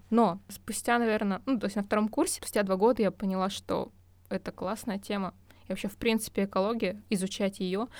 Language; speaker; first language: Russian; native; Russian